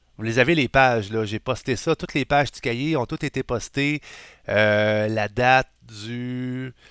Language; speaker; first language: French; native; French